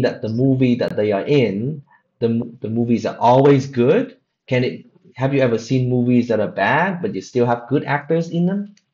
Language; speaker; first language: English; non-native, fluent; Vietnamese